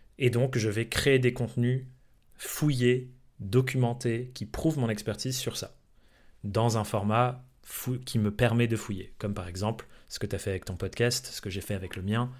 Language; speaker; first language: French; early bilingual, other home language; English